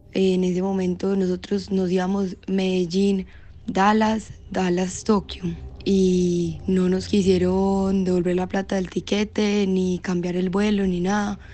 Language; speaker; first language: Spanish; native; Spanish